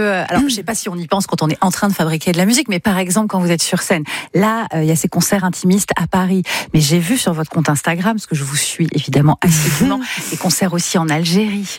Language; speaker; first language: French; native; French